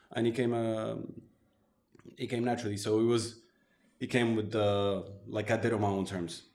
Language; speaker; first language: English; non-native, fluent; Arabic